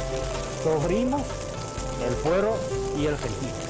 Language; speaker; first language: Spanish; non-native, fluent; Chinese